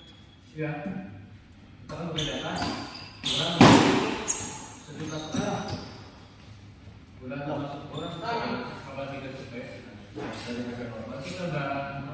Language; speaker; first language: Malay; non-native, local second language; Sundanese